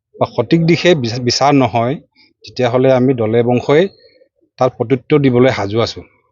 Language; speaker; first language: Assamese; non-native, local second language; Mising